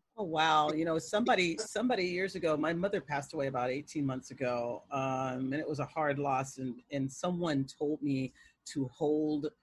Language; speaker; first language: English; native; English